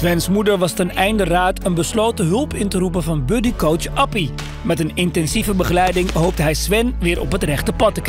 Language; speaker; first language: Dutch; native; Dutch